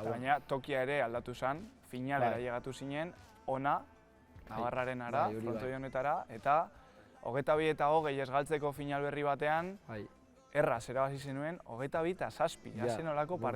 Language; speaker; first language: Basque; native; Basque